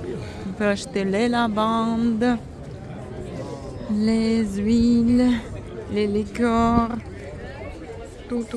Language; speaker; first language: French; non-native, fluent; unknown